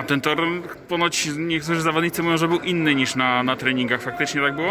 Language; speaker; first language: Polish; native; Polish